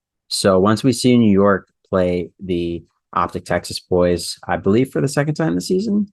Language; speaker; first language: English; native; English